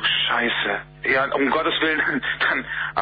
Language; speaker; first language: German; native; German